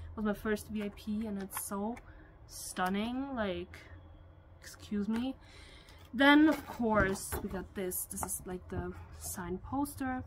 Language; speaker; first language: English; non-native, fluent; German